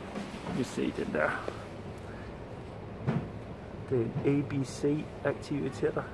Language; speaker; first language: Danish; non-native, fluent; English